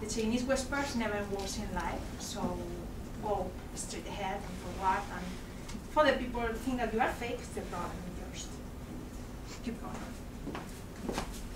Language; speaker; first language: English; non-native, fluent; Spanish